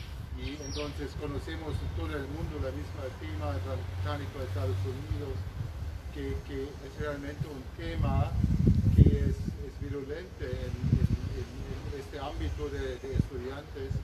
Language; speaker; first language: Spanish; non-native, learner; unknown